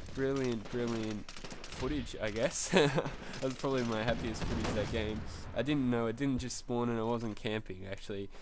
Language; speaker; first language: English; native; English